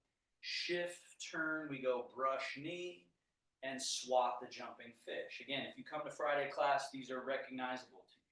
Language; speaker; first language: English; native; English